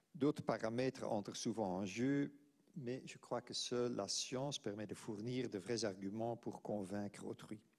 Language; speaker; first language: French; non-native, local second language; Dutch